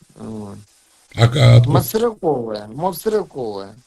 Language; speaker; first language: Russian; native; Russian